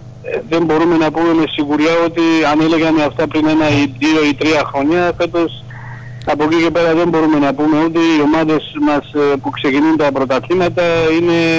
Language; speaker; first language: Greek; non-native, fluent; Georgian